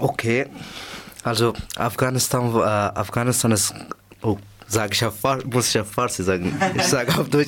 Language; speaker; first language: German; non-native, learner; Persian